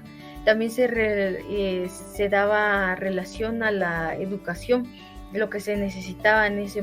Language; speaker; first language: Spanish; native; Spanish